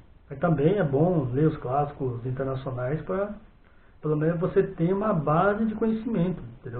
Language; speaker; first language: Portuguese; native; Portuguese